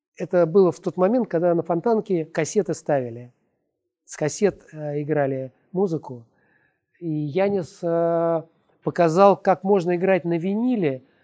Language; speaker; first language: Russian; native; Russian